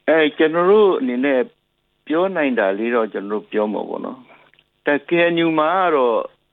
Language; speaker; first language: Burmese; non-native, local second language; S'gaw Karen